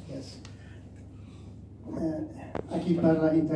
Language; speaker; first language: Italian; non-native, fluent; Arabic